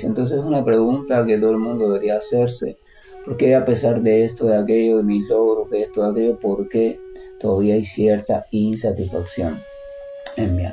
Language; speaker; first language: Spanish; native; Spanish